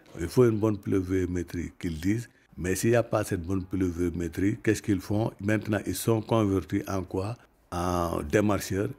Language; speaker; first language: French; non-native, local second language; Wolof